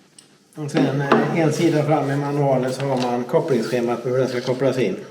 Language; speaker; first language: Swedish; native; Swedish